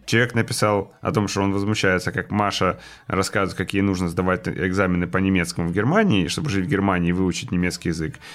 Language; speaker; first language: Russian; native; Russian